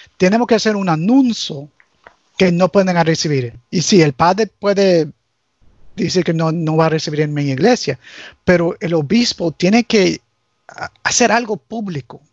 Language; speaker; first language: Spanish; early bilingual, heritage; English